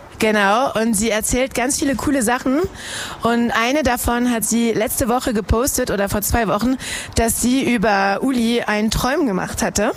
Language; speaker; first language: German; non-native, fluent; French